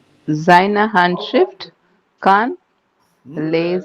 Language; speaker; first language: German; non-native, learner; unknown